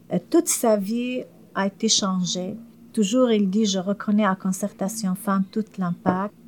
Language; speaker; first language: French; non-native, fluent; Arabic